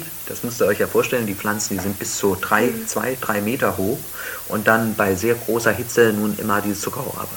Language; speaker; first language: German; native; German